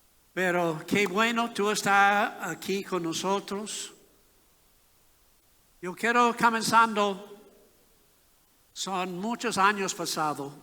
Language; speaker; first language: Spanish; non-native, learner; English